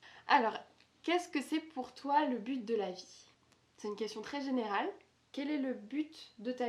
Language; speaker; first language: French; native; French